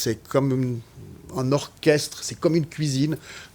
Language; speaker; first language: French; native; French